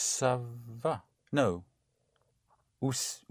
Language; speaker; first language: French; non-native, learner; English